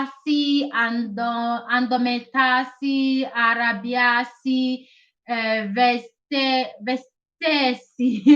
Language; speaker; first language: Italian; non-native, learner; Igbo